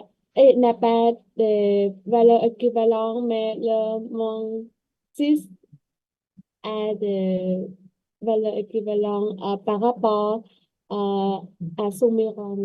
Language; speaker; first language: French; non-native, learner; Vietnamese